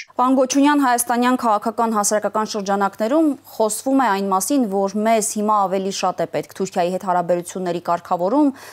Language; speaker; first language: Armenian; native; Armenian